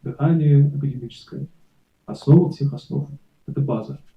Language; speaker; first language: Russian; non-native, local second language; Kazakh